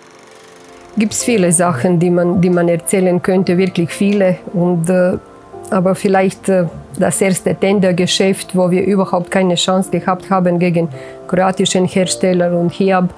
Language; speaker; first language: German; non-native, fluent; Croatian